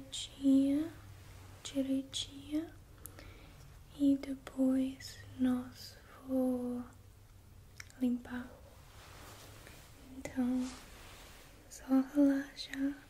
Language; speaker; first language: Portuguese; non-native, learner; English